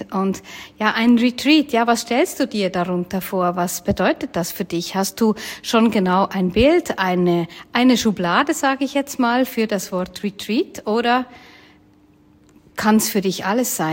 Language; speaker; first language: German; native; German